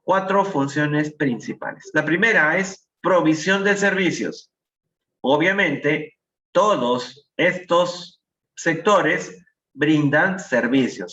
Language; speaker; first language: Spanish; native; Spanish